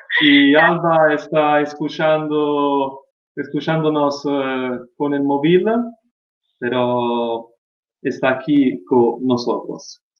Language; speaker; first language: Spanish; non-native, fluent; Italian